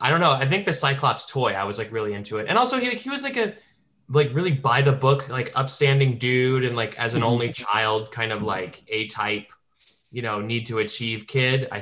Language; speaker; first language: English; native; English